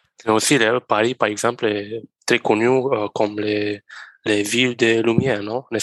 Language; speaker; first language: French; non-native, learner; Romanian